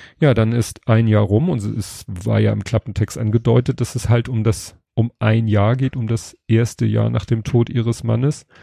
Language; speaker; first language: German; native; German